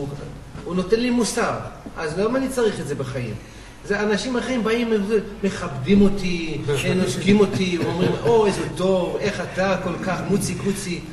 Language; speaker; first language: Hebrew; non-native, learner; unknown